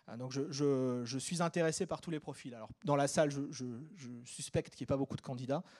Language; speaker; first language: French; native; French